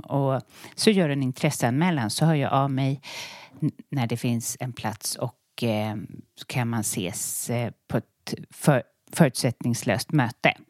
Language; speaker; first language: Swedish; native; Swedish